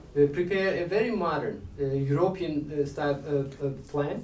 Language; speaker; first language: English; non-native, fluent; Turkish